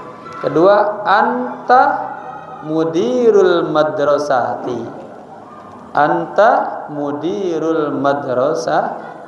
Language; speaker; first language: Arabic; non-native, fluent; Indonesian